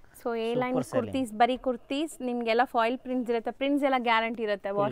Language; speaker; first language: Kannada; native; Kannada